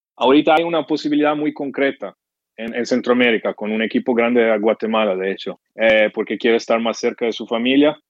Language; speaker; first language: Spanish; non-native, fluent; English